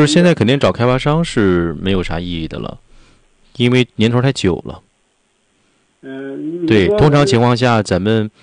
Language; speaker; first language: Chinese; native; Chinese